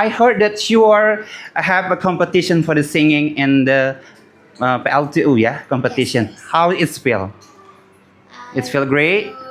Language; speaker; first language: English; non-native, learner; Indonesian